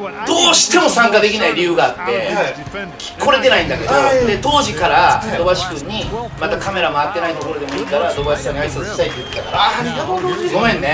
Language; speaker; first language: Japanese; native; Japanese